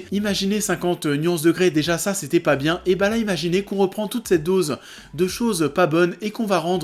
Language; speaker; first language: French; native; French